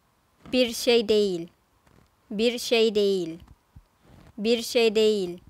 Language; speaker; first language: Turkish; non-native, fluent; Thai